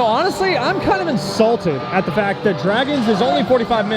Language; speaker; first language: English; native; English